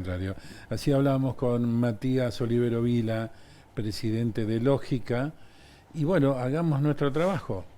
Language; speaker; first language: Spanish; native; Spanish